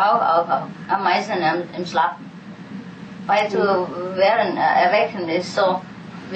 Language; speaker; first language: German; non-native, fluent; Vietnamese